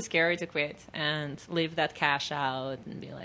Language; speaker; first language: English; non-native, fluent; Russian